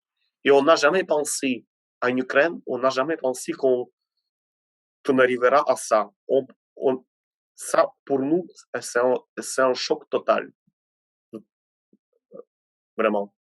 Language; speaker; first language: French; non-native, fluent; Ukrainian